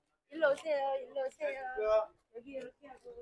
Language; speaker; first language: Korean; native; Korean